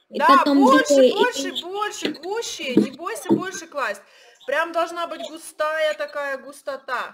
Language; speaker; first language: Russian; native; Russian